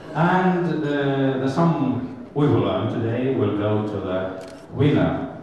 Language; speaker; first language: English; non-native, fluent; Estonian